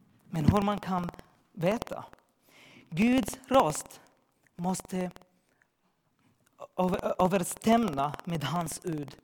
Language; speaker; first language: Swedish; non-native, learner; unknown